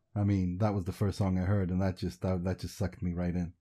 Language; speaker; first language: English; early bilingual, other home language; Persian